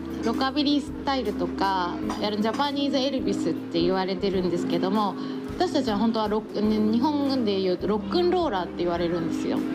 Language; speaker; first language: Japanese; native; Japanese